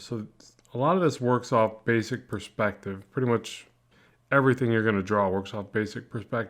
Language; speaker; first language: English; native; English